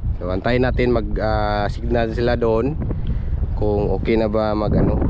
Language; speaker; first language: Filipino; non-native, local second language; Cebuano